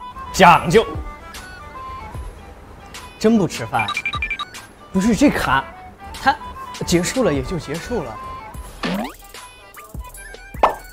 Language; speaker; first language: Chinese; native; Chinese